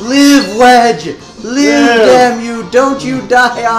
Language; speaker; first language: English; native; English